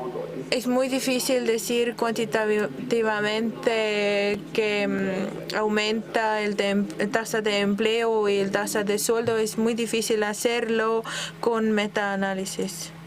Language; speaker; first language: Spanish; non-native, fluent; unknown